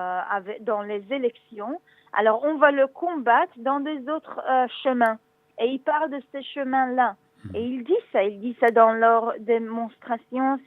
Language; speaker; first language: French; non-native, learner; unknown